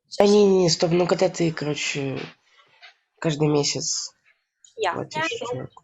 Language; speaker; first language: Russian; native; Russian